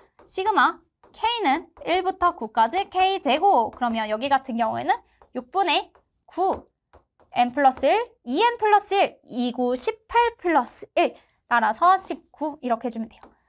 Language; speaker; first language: Korean; native; Korean